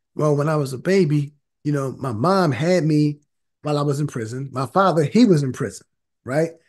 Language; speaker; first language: English; native; English